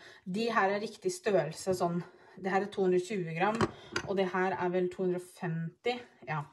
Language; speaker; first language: Norwegian; native; Norwegian